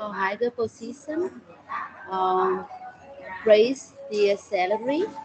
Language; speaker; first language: English; non-native, learner; Vietnamese